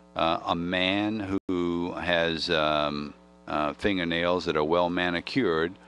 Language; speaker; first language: English; native; English